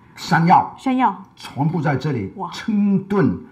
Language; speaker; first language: Chinese; native; Chinese